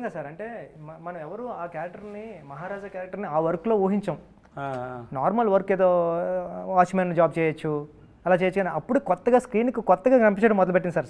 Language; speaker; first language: Telugu; native; Telugu